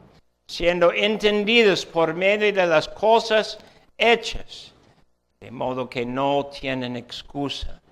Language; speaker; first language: Spanish; non-native, fluent; English